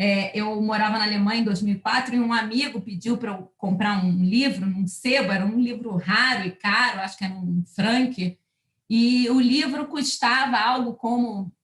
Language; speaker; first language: Portuguese; native; Portuguese